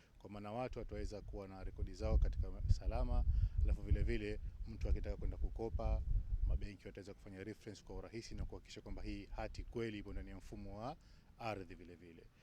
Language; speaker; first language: Swahili; native; Swahili